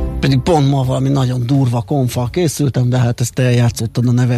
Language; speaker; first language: Hungarian; native; Hungarian